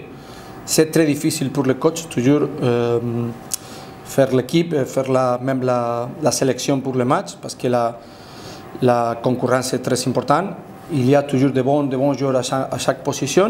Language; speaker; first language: French; non-native, fluent; Spanish